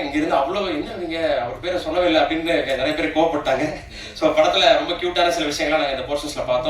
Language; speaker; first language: Tamil; native; Tamil